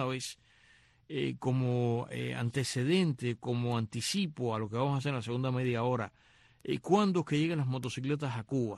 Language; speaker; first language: Spanish; native; Spanish